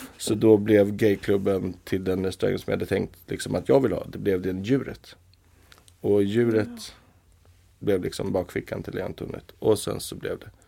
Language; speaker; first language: Swedish; native; Swedish